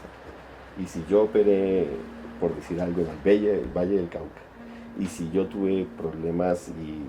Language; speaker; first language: Spanish; native; Spanish